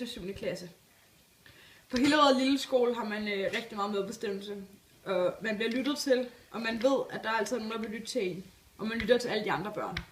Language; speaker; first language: Danish; native; Danish